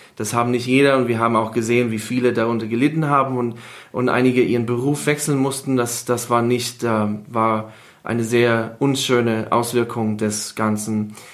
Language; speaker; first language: German; non-native, fluent; English